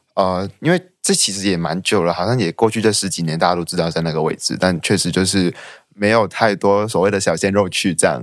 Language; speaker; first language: Chinese; non-native, local second language; Cantonese